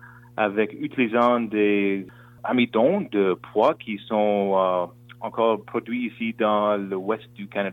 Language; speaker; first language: French; non-native, local second language; English